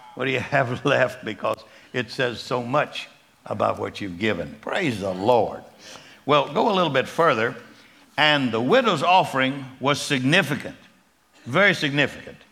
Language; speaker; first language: English; native; English